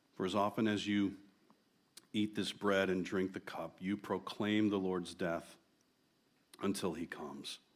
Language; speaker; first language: English; native; English